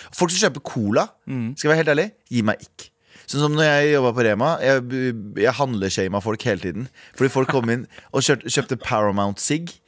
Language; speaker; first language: Norwegian; early bilingual, other home language; Kurdish